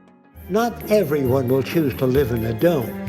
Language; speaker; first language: English; native; English